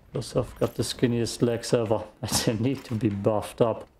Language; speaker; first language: English; non-native, fluent; German